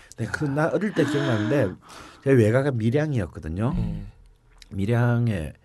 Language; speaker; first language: Korean; native; Korean